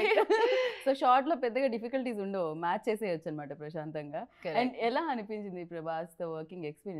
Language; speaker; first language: Telugu; native; Telugu